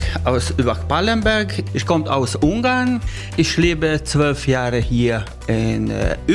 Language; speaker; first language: German; non-native, learner; Hungarian